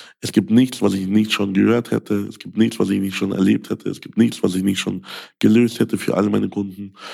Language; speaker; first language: German; early bilingual, other home language; Russian